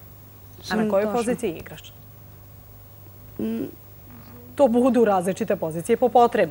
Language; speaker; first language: Serbian; native; Serbian